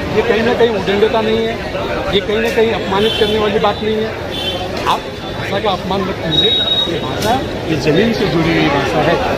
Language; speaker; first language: Hindi; native; Hindi